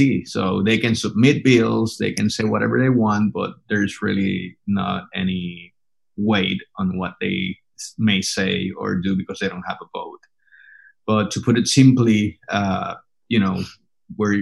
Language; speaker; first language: English; non-native, fluent; Spanish